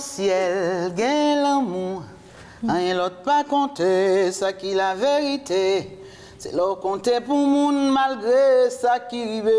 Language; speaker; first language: French; native; French